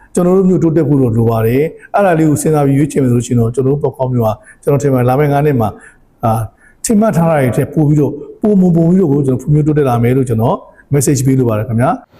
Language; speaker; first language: Burmese; native; Burmese